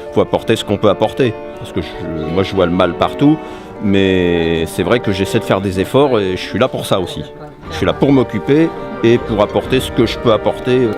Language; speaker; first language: French; native; French